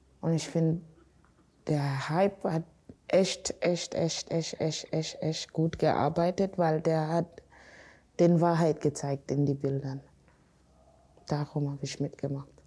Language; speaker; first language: German; non-native, fluent; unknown